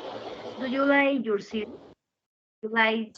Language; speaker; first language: English; non-native, fluent; Spanish